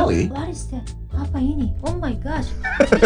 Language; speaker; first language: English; non-native, learner; Korean